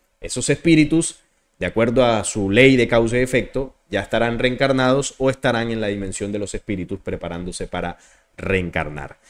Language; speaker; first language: Spanish; native; Spanish